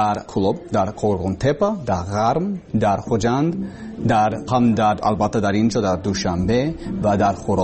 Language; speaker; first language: Persian; non-native, learner; English